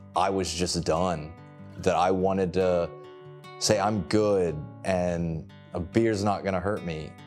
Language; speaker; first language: English; native; English